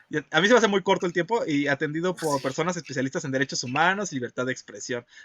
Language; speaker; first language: Spanish; native; Spanish